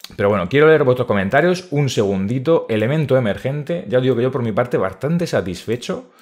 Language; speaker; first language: Spanish; native; Spanish